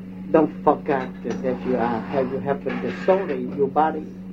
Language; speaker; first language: English; non-native, learner; Vietnamese